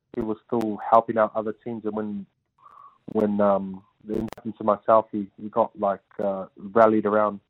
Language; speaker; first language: English; native; English